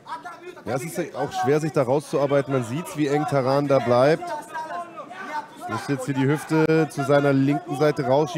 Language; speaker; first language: German; native; German